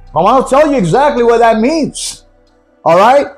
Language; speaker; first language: English; non-native, fluent; Spanish